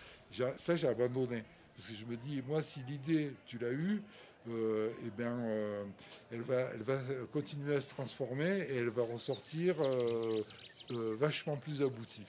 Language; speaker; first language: French; native; French